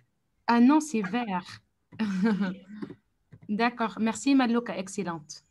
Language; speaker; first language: French; non-native, fluent; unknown